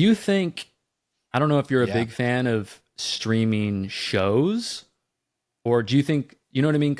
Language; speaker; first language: English; native; English